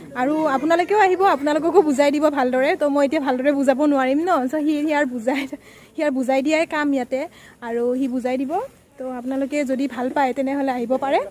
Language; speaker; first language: Assamese; native; Assamese